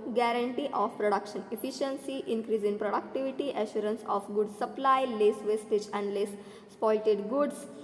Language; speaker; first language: English; non-native, local second language; Marathi